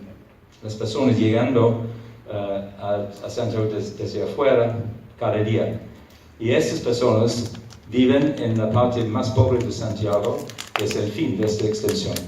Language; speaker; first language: Spanish; non-native, fluent; English